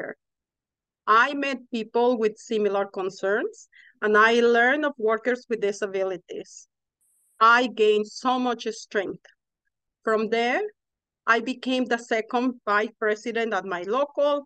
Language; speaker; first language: English; non-native, fluent; Spanish